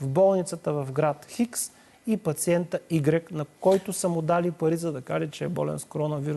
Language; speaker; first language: Bulgarian; native; Bulgarian